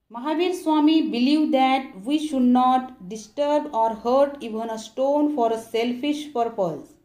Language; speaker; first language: English; non-native, local second language; Marathi